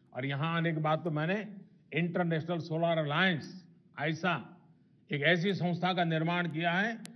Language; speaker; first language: Hindi; non-native, local second language; Gujarati